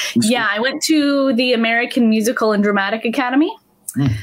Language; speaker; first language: English; native; English